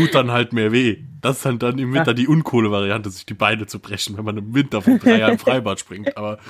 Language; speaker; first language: German; native; German